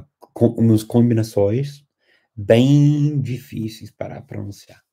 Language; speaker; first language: Portuguese; non-native, fluent; English